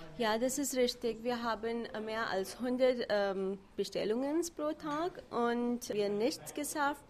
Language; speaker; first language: German; non-native, fluent; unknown